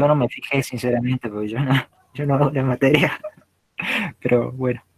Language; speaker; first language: Spanish; native; Spanish